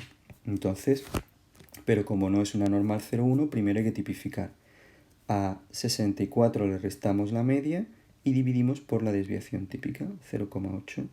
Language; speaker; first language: Spanish; native; Spanish